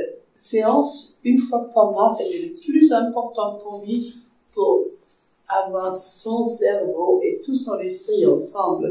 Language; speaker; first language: French; non-native, fluent; German